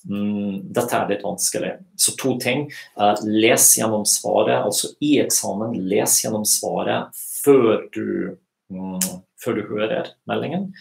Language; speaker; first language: Norwegian; non-native, fluent; German